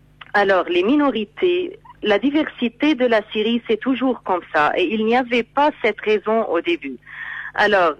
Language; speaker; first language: French; non-native, fluent; Arabic